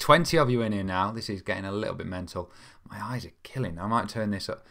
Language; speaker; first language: English; native; English